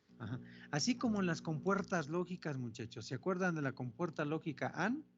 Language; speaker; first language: Spanish; native; Spanish